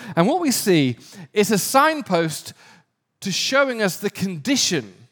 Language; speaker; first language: English; native; English